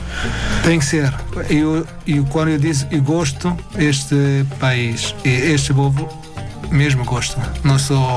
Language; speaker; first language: Portuguese; non-native, learner; Arabic